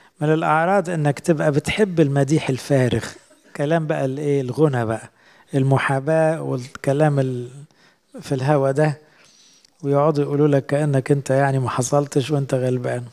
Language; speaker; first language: Arabic; native; Arabic